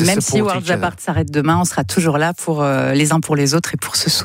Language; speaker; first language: French; native; French